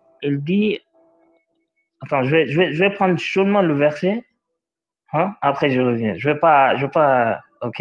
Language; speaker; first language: French; non-native, learner; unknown